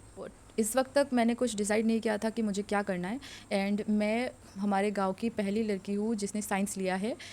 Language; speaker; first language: Hindi; non-native, local second language; Assamese